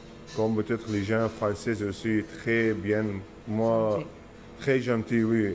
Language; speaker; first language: French; non-native, learner; Arabic